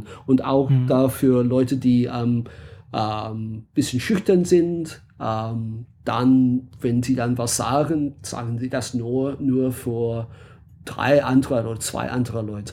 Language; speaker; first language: German; non-native, fluent; English